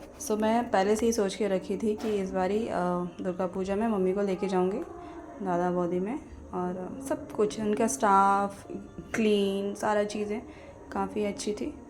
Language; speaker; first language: Hindi; non-native, local second language; Bangla